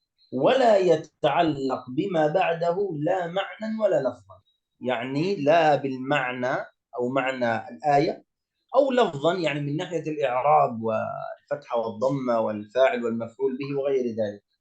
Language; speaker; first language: Arabic; native; Arabic